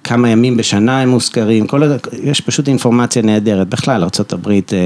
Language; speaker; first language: Hebrew; early bilingual, heritage; Hebrew